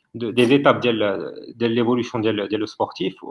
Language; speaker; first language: French; non-native, local second language; Arabic